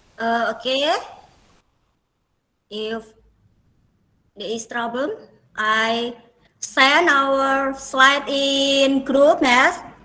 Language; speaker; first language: English; non-native, fluent; Indonesian